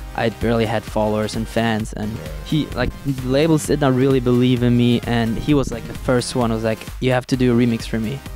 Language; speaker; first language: English; non-native, fluent; German